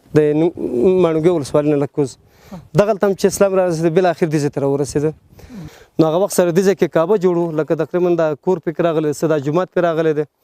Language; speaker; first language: Pashto; non-native, local second language; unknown